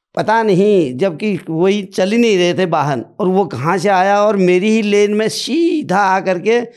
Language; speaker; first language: Hindi; native; Hindi